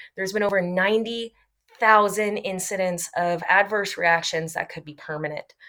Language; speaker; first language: English; native; English